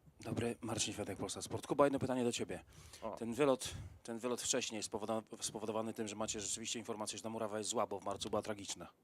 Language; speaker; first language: Polish; native; Polish